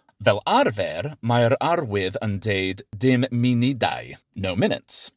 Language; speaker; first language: Welsh; non-native, learner; English